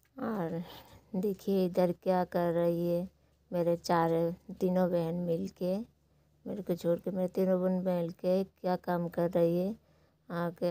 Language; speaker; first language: Hindi; non-native, local second language; Bangla